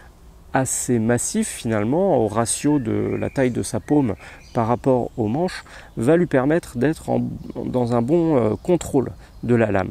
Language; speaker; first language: French; native; French